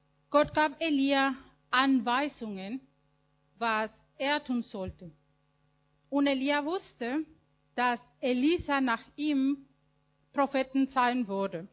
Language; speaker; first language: German; non-native, fluent; Spanish